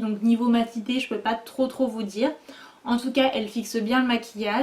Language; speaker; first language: French; native; French